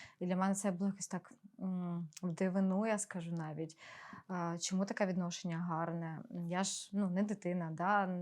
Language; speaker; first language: Ukrainian; non-native, local second language; Russian